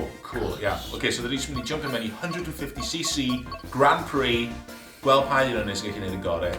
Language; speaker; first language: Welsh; native; Welsh